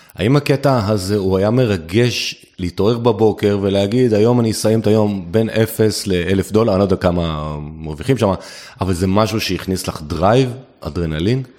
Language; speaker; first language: Hebrew; native; Hebrew